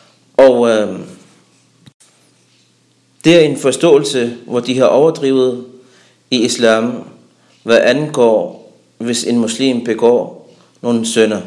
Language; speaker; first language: Danish; early bilingual, other home language; Arabic